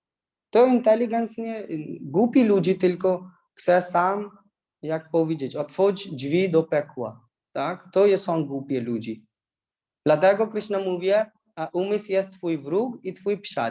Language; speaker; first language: Polish; non-native, learner; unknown